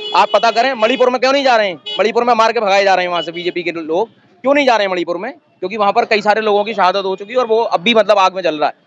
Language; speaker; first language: Hindi; native; Hindi